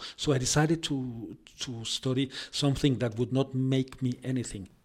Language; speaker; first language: English; non-native, fluent; Spanish